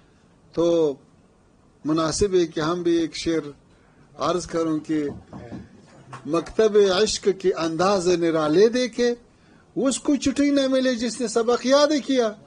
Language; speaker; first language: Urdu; non-native, fluent; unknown